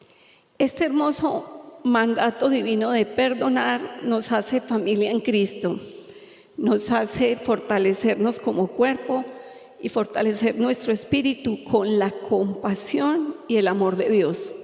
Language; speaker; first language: Spanish; native; Spanish